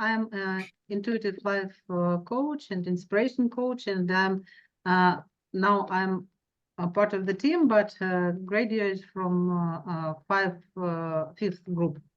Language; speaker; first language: English; non-native, learner; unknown